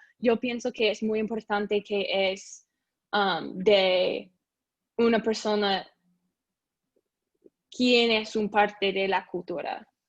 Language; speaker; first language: Spanish; non-native, learner; English